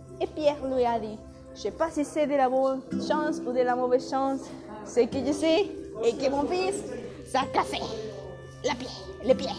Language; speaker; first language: French; non-native, learner; Spanish